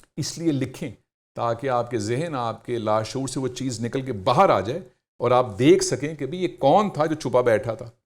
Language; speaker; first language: Urdu; native; Urdu